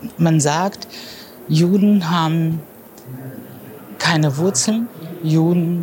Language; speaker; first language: German; non-native, fluent; Russian